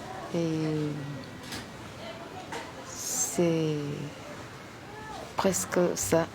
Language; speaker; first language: French; non-native, local second language; Comorian